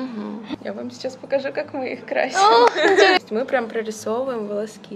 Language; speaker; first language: Russian; native; Russian